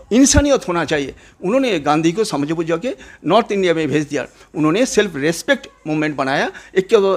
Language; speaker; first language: Hindi; non-native, local second language; Bangla